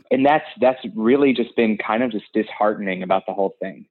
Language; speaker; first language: English; native; English